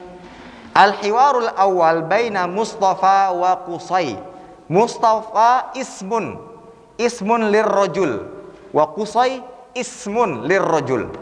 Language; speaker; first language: Arabic; non-native, fluent; Indonesian